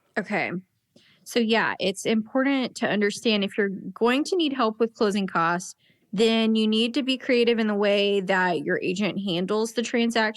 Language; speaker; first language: English; native; English